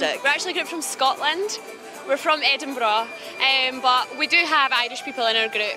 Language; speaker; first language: English; native; English